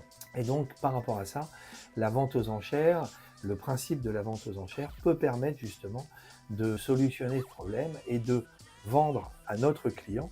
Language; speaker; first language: French; native; French